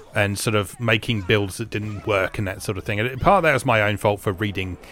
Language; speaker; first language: English; native; English